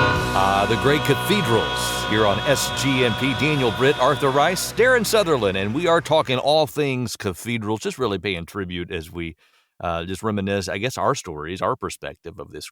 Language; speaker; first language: English; native; English